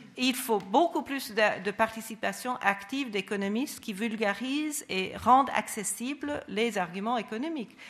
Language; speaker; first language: French; non-native, fluent; English